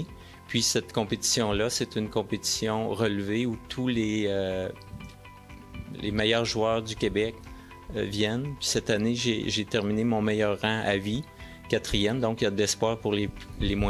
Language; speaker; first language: French; native; French